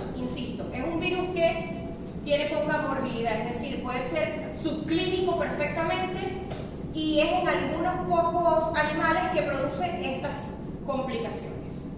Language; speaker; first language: Spanish; native; Spanish